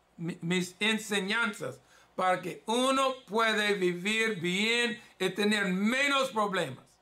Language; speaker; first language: Spanish; early bilingual, heritage; English